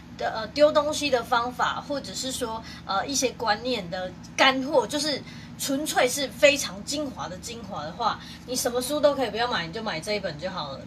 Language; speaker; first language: Chinese; native; Chinese